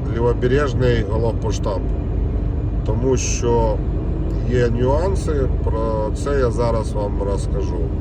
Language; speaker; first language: Ukrainian; non-native, local second language; Russian